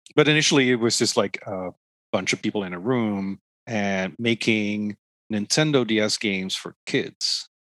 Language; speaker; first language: English; non-native, fluent; Dutch